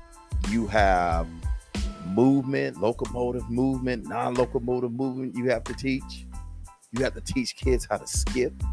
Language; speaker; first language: English; native; English